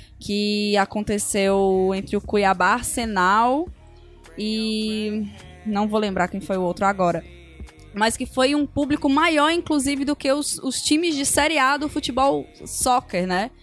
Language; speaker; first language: Portuguese; native; Portuguese